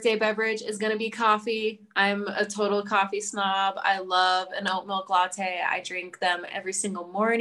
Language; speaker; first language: English; native; English